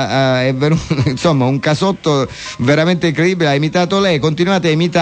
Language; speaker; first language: Italian; native; Italian